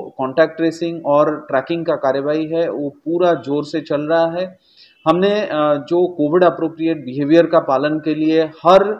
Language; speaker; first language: Hindi; non-native, local second language; Gujarati